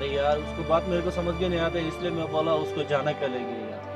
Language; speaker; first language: Hindi; non-native, learner; Bangla